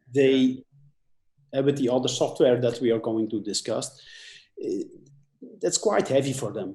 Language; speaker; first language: English; non-native, fluent; Dutch